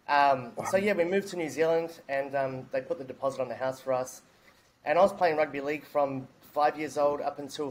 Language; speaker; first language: English; native; English